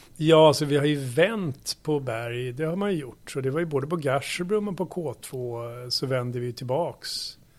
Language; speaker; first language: Swedish; native; Swedish